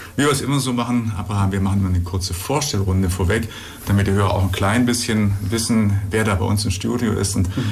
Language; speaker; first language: German; native; German